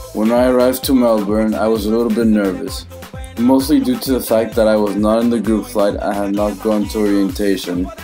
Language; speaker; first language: English; non-native, fluent; Spanish